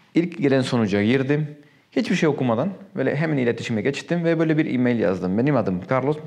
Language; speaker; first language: Turkish; non-native, fluent; Spanish